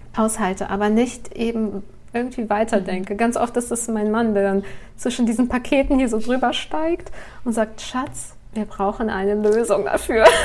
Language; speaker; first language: German; early bilingual, other home language; Russian